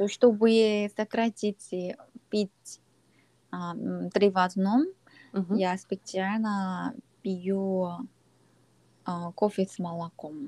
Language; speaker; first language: Russian; non-native, learner; Korean